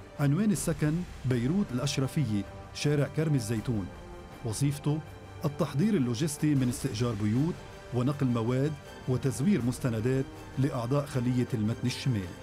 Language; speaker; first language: Arabic; native; Arabic